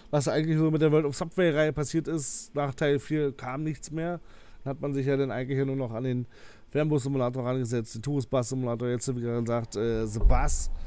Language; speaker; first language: German; native; German